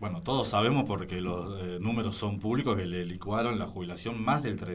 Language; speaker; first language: Spanish; native; Spanish